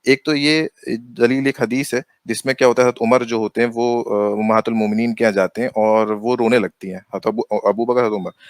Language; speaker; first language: Urdu; native; Urdu